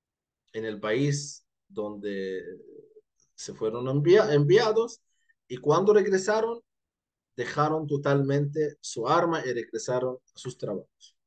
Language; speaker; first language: Spanish; non-native, fluent; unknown